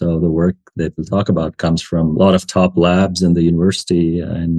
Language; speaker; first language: English; non-native, local second language; Hindi